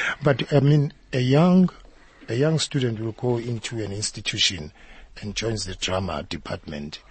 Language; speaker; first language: English; non-native, local second language; Zulu